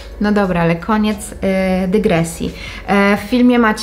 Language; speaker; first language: Polish; native; Polish